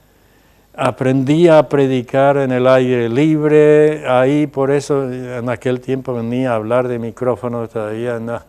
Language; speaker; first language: Spanish; non-native, local second language; Plautdietsch